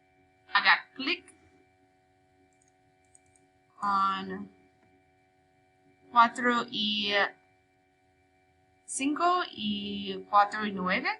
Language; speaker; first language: Spanish; non-native, fluent; English